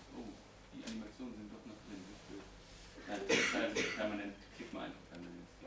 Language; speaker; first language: German; native; German